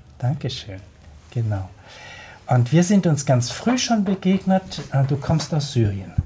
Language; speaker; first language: German; native; German